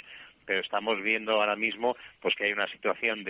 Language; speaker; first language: Spanish; native; Spanish